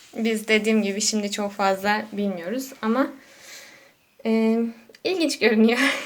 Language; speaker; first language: Turkish; native; Turkish